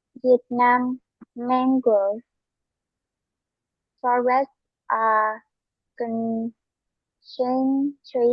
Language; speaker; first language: English; non-native, learner; Vietnamese